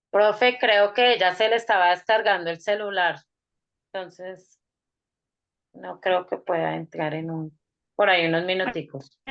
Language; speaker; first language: Spanish; native; Spanish